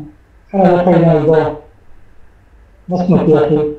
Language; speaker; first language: Arabic; non-native, learner; Bangla